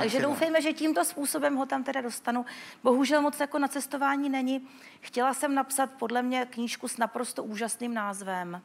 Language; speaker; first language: Czech; native; Czech